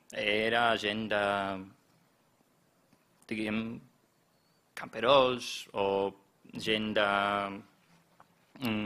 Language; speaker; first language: Catalan; non-native, fluent; German